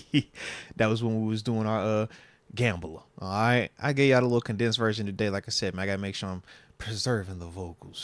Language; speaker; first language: English; native; English